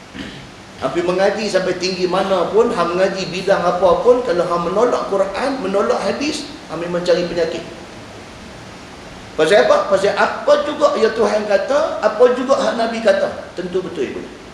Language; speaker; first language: Malay; native; Malay